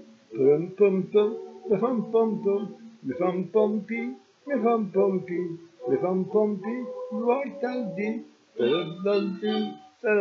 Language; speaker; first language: Italian; native; Italian